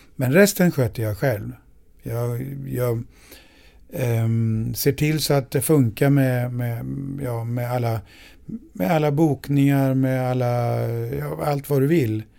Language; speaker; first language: Swedish; native; Swedish